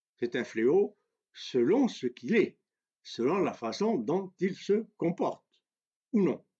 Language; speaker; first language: French; non-native, local second language; Kabyle